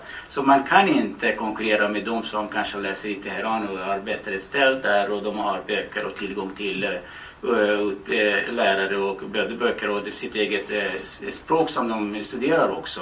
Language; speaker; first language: Swedish; non-native, fluent; Baluchi